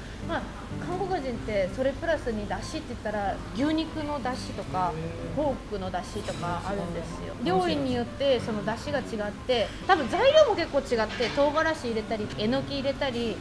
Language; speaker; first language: Japanese; native; Japanese